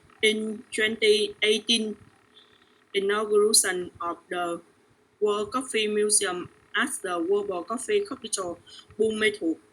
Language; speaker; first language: English; non-native, learner; Vietnamese